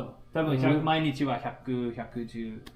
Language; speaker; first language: Japanese; non-native, learner; English